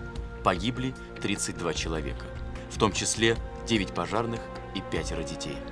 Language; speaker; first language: Russian; native; Russian